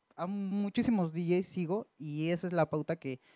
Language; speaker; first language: Spanish; native; Spanish